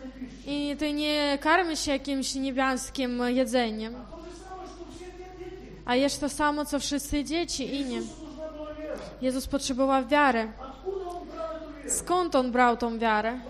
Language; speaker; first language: Polish; non-native, fluent; Ukrainian